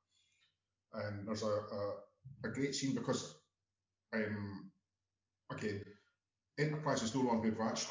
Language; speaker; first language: English; native; English